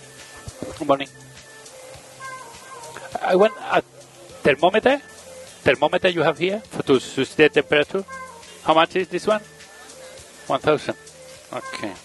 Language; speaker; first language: English; non-native, learner; Spanish